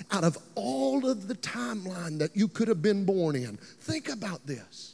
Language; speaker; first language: English; native; English